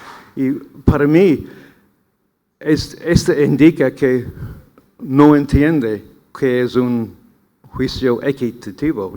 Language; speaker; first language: Spanish; non-native, learner; English